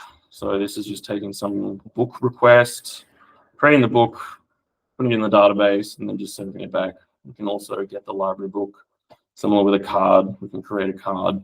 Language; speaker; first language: English; native; English